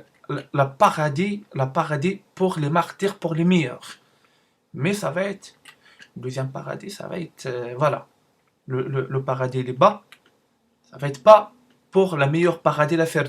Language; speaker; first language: French; non-native, learner; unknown